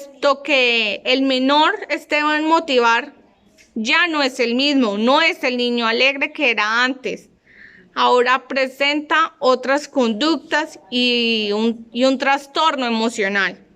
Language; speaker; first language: Spanish; native; Spanish